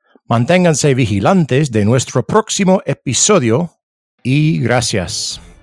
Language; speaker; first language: Spanish; early bilingual, other home language; English